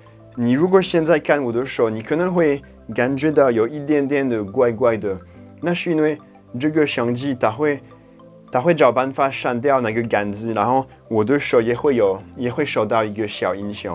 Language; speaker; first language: Chinese; non-native, fluent; French